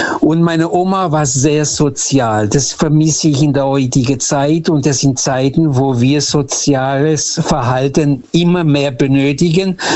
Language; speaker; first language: German; early bilingual, other home language; Portuguese